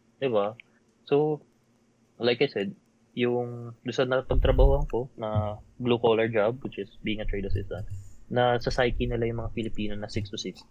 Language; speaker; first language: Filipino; native; Filipino